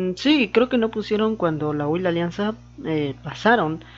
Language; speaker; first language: Spanish; native; Spanish